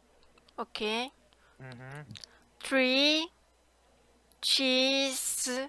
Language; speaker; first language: English; non-native, learner; Korean